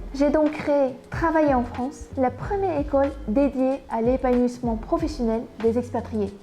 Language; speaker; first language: French; non-native, fluent; Vietnamese